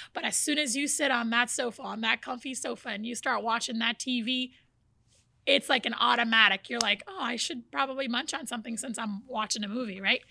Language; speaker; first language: English; early bilingual, other home language; Portuguese